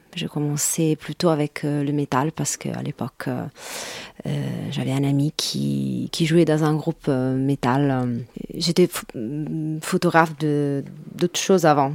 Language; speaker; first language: French; non-native, fluent; Italian